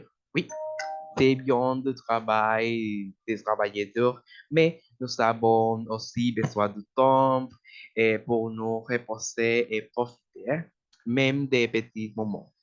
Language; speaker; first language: French; non-native, learner; Spanish